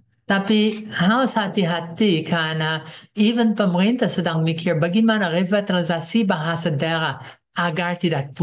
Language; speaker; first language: Indonesian; non-native, fluent; English